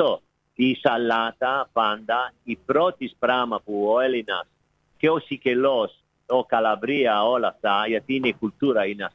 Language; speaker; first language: Greek; non-native, fluent; Italian